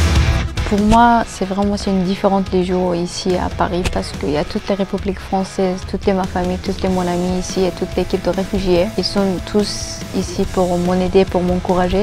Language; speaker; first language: French; non-native, learner; Persian